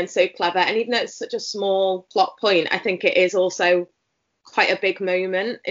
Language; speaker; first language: English; native; English